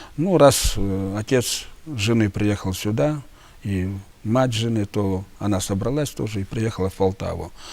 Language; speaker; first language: Russian; native; Russian